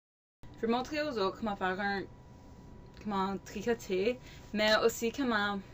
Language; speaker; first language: French; non-native, local second language; English